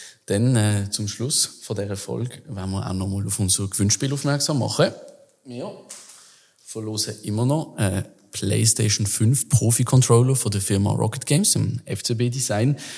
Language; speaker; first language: German; native; German